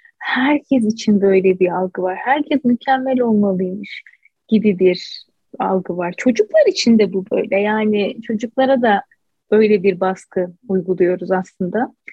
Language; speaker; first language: Turkish; native; Turkish